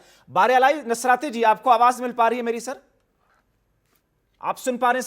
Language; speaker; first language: Hindi; native; Hindi